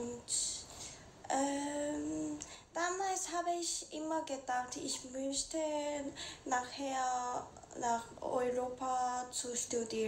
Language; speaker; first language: German; non-native, learner; Korean